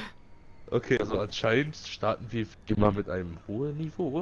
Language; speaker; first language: German; native; German